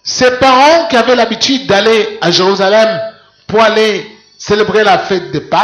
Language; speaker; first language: French; non-native, local second language; Lingala